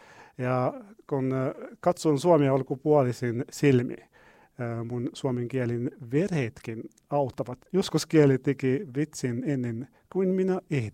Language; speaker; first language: Finnish; non-native, learner; Arabic